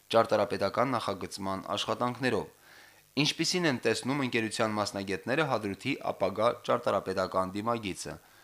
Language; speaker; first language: Armenian; native; Armenian